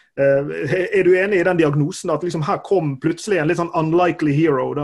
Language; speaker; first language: Norwegian; native; Norwegian